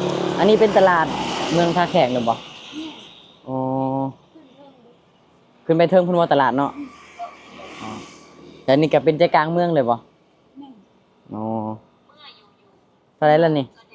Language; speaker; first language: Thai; non-native, local second language; Lao